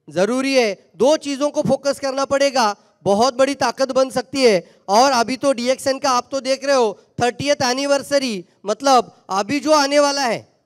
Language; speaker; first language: Hindi; non-native, local second language; Marathi